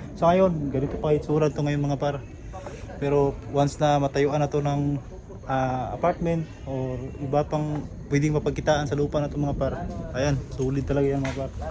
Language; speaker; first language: Filipino; non-native, local second language; Cebuano